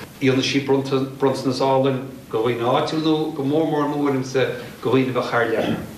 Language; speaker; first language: Irish; native; Irish